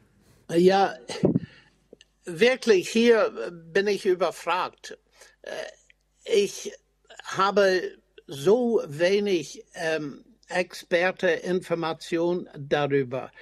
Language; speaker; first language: German; non-native, fluent; English